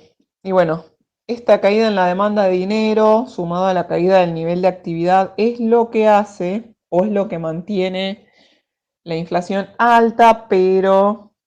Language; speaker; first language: Spanish; native; Spanish